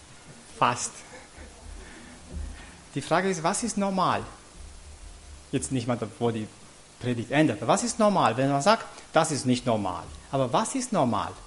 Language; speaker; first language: German; non-native, fluent; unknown